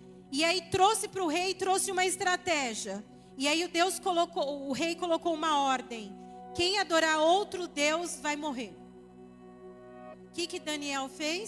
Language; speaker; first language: Portuguese; native; Portuguese